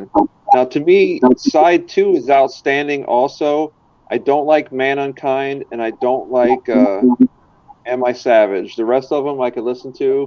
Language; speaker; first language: English; native; English